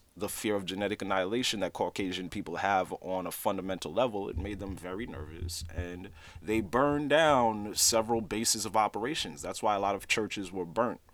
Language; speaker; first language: English; native; English